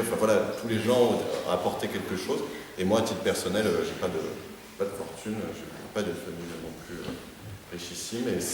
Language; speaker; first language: French; native; French